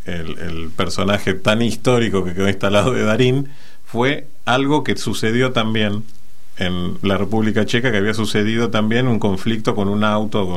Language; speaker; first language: Spanish; native; Spanish